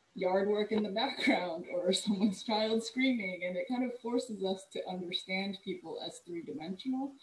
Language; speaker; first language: English; native; English